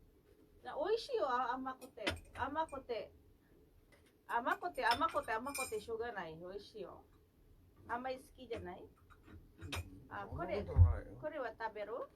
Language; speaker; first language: Japanese; non-native, fluent; Filipino